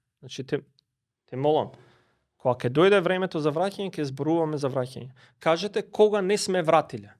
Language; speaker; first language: Macedonian; non-native, local second language; Albanian